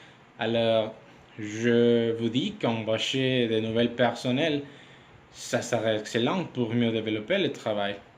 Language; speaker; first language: French; non-native, learner; Spanish